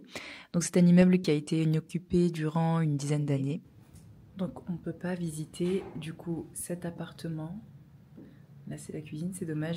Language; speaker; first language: French; native; French